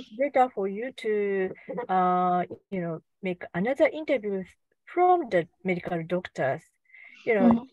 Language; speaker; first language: English; non-native, learner; Japanese